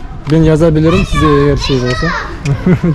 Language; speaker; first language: Turkish; non-native, learner; Bashkir